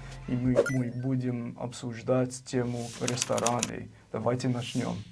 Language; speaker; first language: Russian; non-native, fluent; English